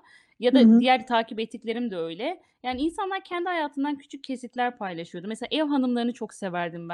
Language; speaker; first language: Turkish; native; Turkish